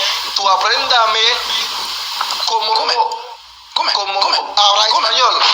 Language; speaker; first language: Spanish; non-native, learner; Haitian Creole